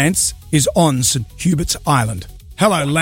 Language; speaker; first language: English; native; English